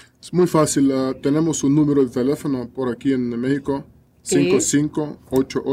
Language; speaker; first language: Spanish; non-native, learner; Russian